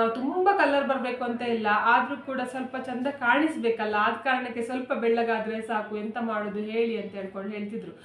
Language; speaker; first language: Kannada; non-native, local second language; Konkani